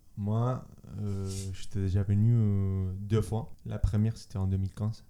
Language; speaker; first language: French; non-native, learner; Spanish